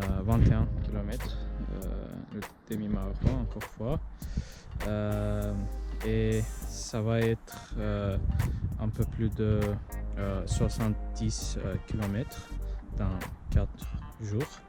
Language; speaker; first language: French; non-native, learner; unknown